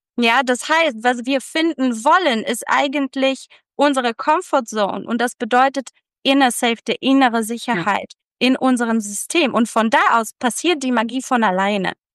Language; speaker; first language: German; early bilingual, other home language; Polish